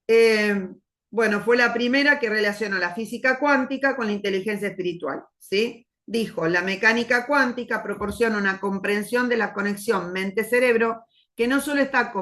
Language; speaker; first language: Spanish; native; Spanish